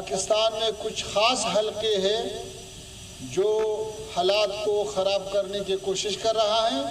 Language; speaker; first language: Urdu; non-native, fluent; Pashto